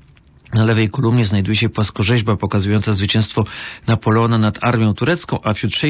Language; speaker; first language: Polish; native; Polish